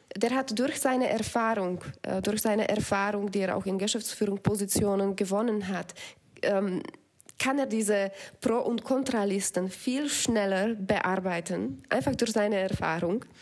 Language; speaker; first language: German; non-native, fluent; Slovak